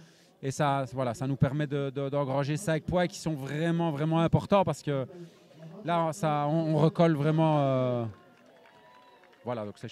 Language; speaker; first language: French; native; French